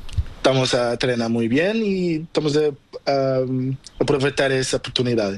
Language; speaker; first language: Spanish; non-native, learner; Portuguese